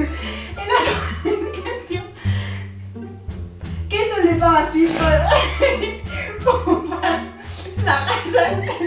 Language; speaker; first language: French; non-native, learner; Spanish